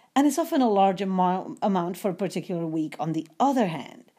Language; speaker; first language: English; non-native, fluent; Polish